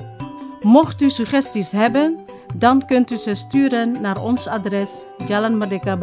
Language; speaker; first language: Dutch; non-native, fluent; Indonesian